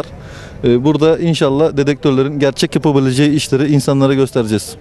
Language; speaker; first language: Turkish; native; Turkish